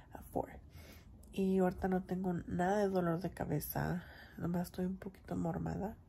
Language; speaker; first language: Spanish; early bilingual, heritage; Spanish